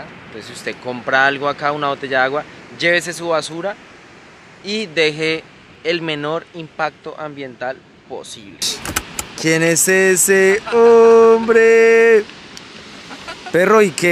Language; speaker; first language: Spanish; native; Spanish